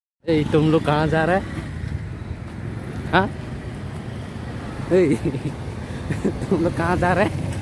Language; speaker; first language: Hindi; non-native, local second language; Kok Borok